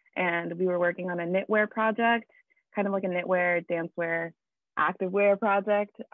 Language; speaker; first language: English; native; English